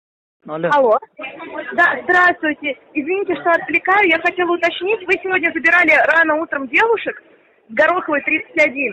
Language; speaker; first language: Russian; native; Russian